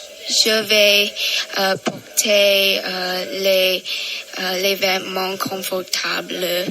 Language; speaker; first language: French; non-native, learner; English